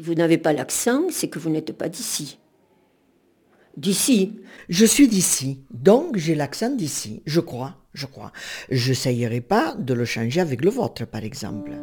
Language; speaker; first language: French; native; French